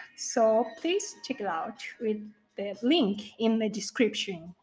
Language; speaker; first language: English; non-native, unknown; Japanese